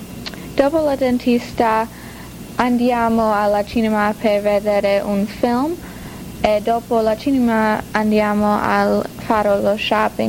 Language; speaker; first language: Italian; non-native, learner; English